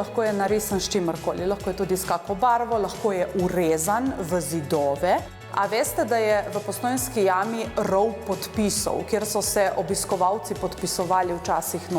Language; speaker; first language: Slovenian; native; Slovenian